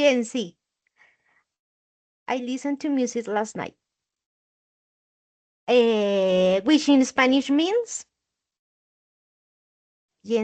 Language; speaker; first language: English; non-native, learner; Spanish